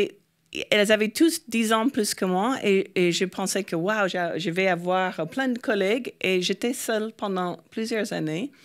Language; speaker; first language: French; non-native, fluent; English